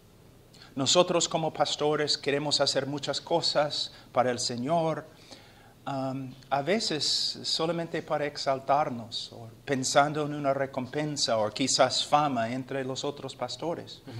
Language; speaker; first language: Spanish; non-native, fluent; English